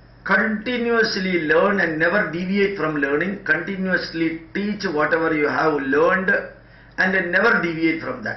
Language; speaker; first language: English; non-native, local second language; Malayalam